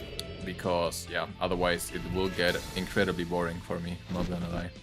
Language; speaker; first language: English; non-native, fluent; German